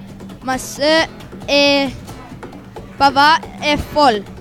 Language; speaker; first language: French; non-native, learner; English